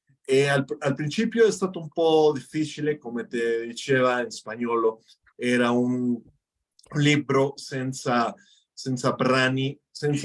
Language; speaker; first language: Italian; non-native, fluent; Spanish